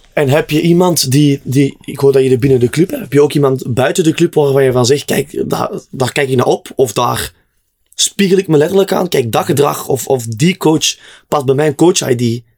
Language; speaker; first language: Dutch; native; Dutch